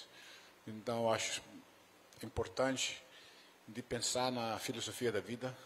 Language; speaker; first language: Portuguese; non-native, fluent; Dutch